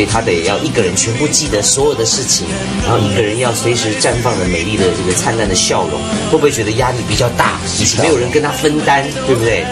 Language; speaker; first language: Chinese; native; Chinese